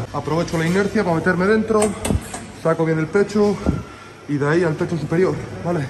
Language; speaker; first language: Spanish; native; Spanish